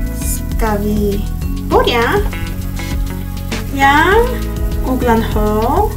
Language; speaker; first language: Swedish; non-native, fluent; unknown